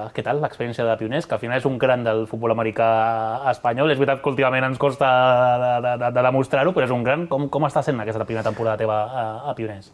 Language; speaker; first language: Catalan; native; Catalan